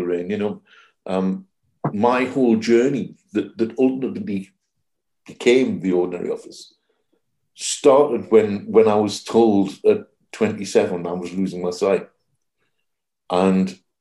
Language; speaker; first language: English; native; English